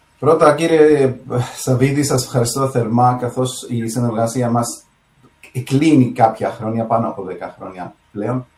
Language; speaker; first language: Greek; early bilingual, heritage; Arabic